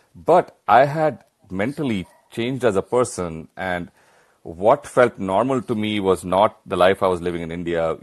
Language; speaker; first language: English; non-native, local second language; Hindi